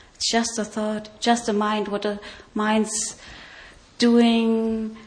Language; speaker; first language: English; non-native, fluent; German